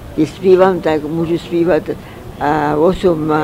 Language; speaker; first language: Czech; early bilingual, heritage; Czech